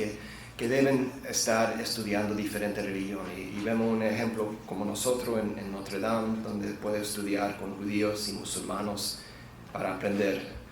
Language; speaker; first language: Spanish; non-native, fluent; English